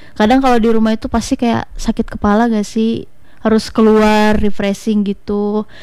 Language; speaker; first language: Indonesian; native; Indonesian